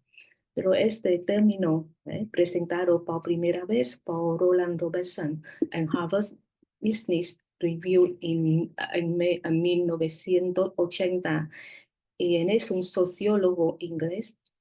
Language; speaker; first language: Spanish; non-native, fluent; Vietnamese